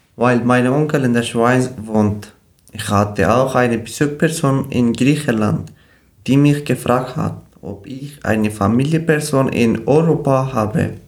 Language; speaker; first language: German; non-native, learner; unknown